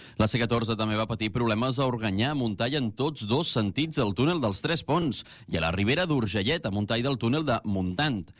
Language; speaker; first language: Catalan; native; Catalan